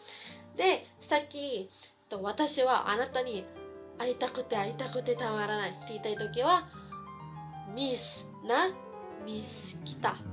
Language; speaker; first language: Japanese; non-native, fluent; Filipino